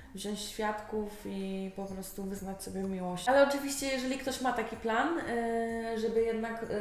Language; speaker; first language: Polish; native; Polish